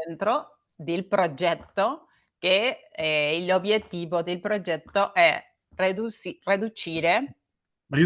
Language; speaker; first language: Italian; non-native, learner; Spanish